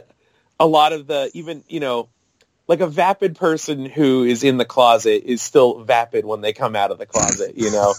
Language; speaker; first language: English; native; English